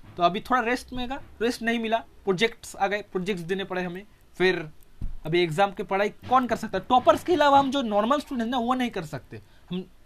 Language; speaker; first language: Hindi; non-native, local second language; Bangla